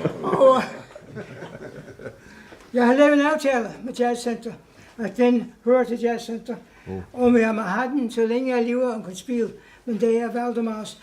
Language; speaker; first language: Danish; non-native, fluent; English